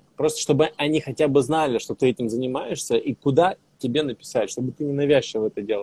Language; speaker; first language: Russian; native; Russian